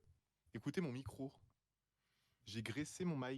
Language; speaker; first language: French; native; French